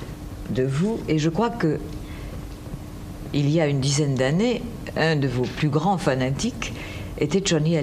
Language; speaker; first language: French; native; French